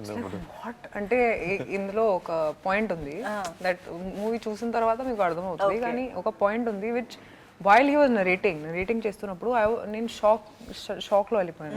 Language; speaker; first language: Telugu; non-native, fluent; Hindi